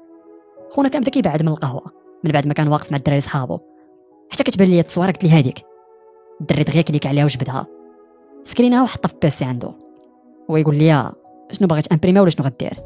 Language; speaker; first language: Arabic; native; Arabic